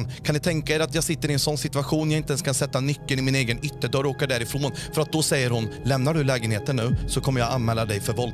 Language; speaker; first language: Swedish; native; Swedish